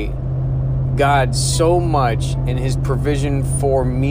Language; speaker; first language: English; native; English